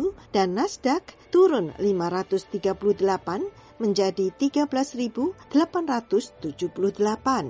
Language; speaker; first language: Indonesian; native; Indonesian